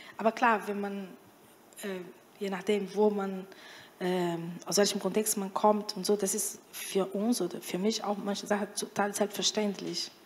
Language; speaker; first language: German; non-native, fluent; Portuguese